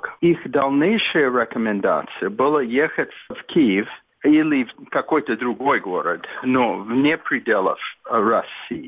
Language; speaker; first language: Russian; non-native, fluent; English